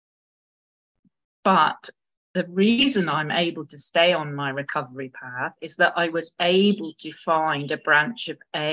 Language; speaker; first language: English; native; English